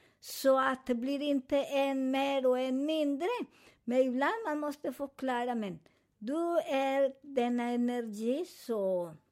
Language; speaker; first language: Swedish; non-native, fluent; Spanish